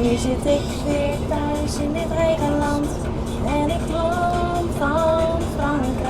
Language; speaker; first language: Dutch; native; Dutch